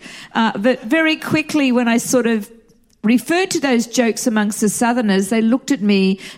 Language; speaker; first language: English; native; English